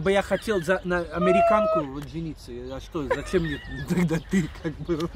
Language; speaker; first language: Russian; non-native, fluent; English